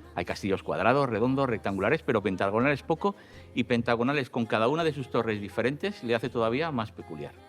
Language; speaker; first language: Spanish; native; Spanish